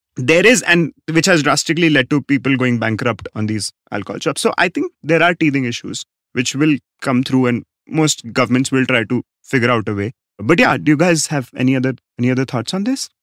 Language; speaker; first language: English; non-native, local second language; Hindi